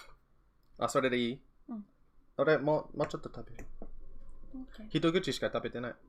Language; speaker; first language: Japanese; non-native, learner; English